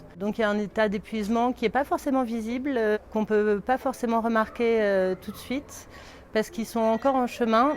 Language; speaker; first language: French; native; French